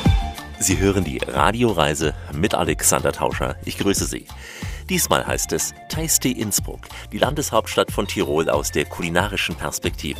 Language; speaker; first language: German; native; German